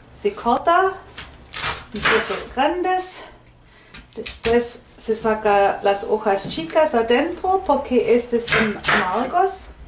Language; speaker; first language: Spanish; non-native, fluent; Swedish